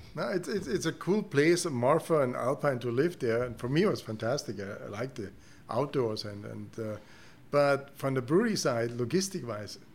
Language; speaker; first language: English; non-native, fluent; German